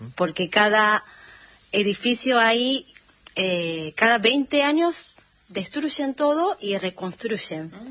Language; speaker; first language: Spanish; non-native, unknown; Japanese